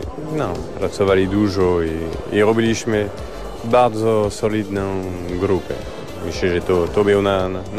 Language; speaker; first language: Polish; non-native, learner; French